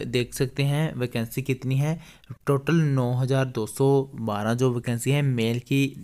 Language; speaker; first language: Hindi; native; Hindi